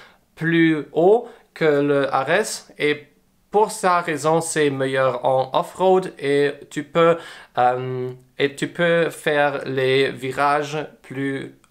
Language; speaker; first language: French; non-native, learner; English